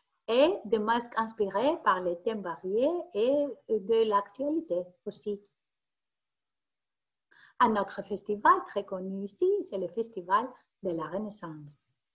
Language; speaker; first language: French; non-native, fluent; Greek